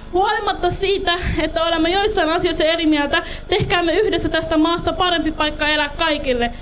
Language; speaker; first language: Finnish; early bilingual, other home language; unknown